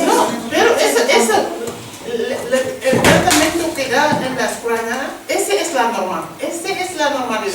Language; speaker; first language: Spanish; non-native, learner; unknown